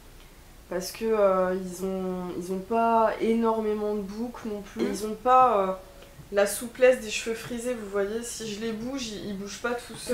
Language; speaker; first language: French; native; French